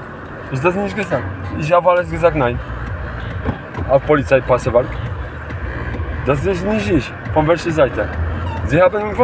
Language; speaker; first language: German; non-native, learner; Polish